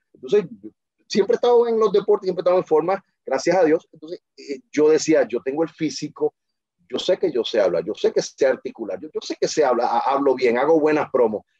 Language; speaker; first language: Spanish; native; Spanish